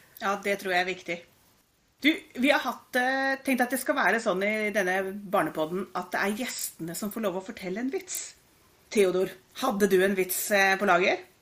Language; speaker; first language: Norwegian; native; Norwegian